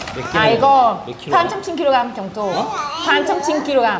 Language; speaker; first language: Korean; non-native, learner; Vietnamese